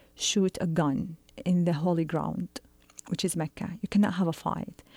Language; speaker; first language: English; non-native, fluent; Arabic